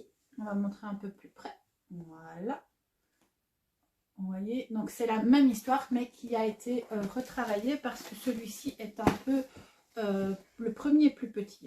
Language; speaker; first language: French; native; French